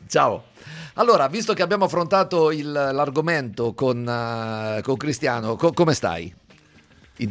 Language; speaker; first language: Italian; native; Italian